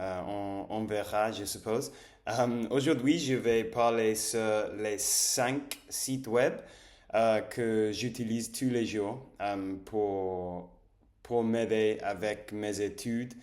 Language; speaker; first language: French; non-native, learner; English